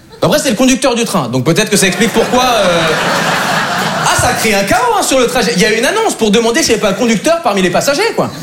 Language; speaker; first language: French; native; French